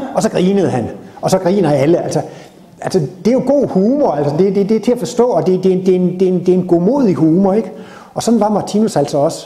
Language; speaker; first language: Danish; native; Danish